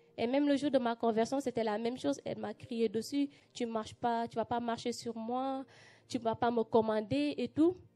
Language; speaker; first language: French; non-native, local second language; Wolof